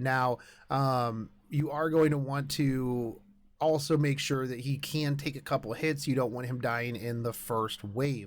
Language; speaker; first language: English; native; English